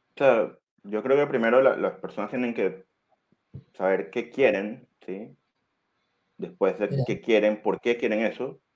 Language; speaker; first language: Spanish; native; Spanish